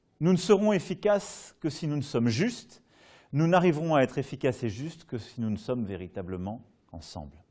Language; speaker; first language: French; native; French